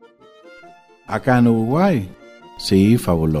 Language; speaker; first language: Spanish; non-native, fluent; Dutch